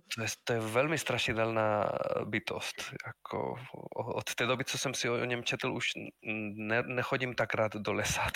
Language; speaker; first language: Czech; non-native, fluent; Spanish